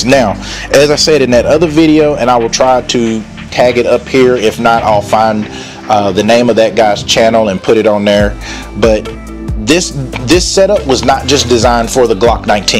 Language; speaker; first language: English; native; English